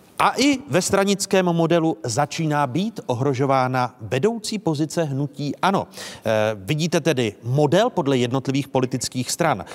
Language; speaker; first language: Czech; native; Czech